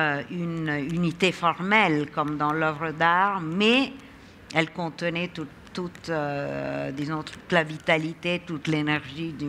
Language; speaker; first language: French; non-native, fluent; Italian